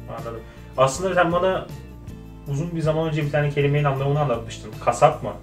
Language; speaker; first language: Turkish; native; Turkish